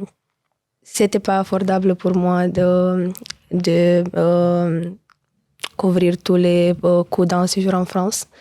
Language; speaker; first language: French; non-native, learner; Romanian